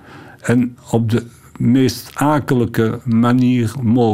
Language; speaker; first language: Dutch; non-native, local second language; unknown